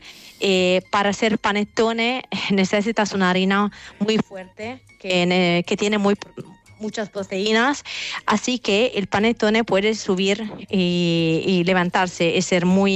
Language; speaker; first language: Spanish; non-native, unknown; Italian